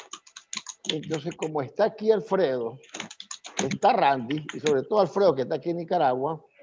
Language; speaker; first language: Spanish; native; Spanish